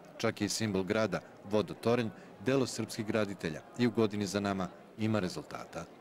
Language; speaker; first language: Serbian; native; Serbian